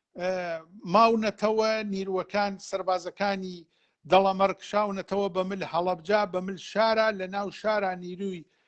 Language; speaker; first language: Central Kurdish; non-native, local second language; Gurani